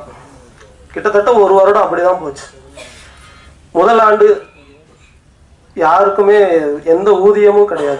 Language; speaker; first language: Tamil; native; Tamil